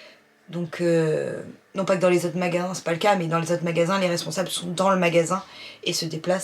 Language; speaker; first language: French; native; French